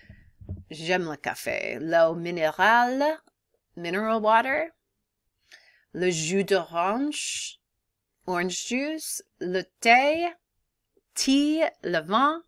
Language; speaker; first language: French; non-native, fluent; English